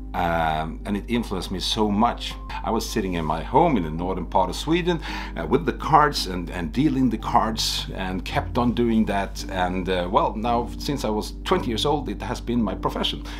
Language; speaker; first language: English; non-native, fluent; Swedish